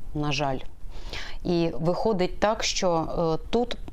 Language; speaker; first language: Ukrainian; native; Ukrainian